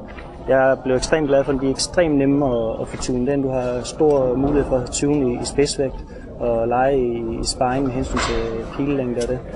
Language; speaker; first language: Danish; native; Danish